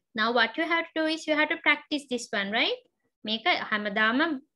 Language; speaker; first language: English; non-native, local second language; Sinhala